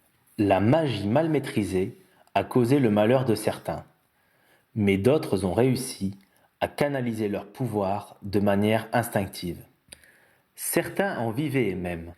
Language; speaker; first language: French; native; French